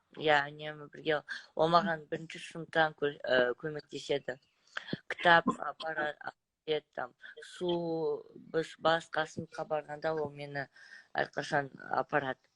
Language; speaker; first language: Kazakh; non-native, local second language; Russian